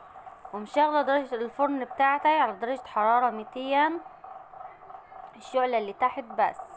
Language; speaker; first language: Arabic; native; Arabic